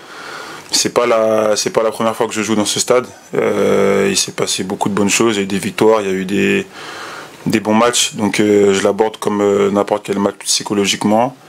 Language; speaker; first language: French; native; French